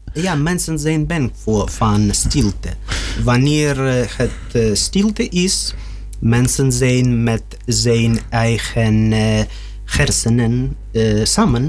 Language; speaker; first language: Dutch; non-native, learner; Russian